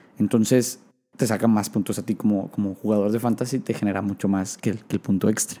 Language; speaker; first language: Spanish; native; Spanish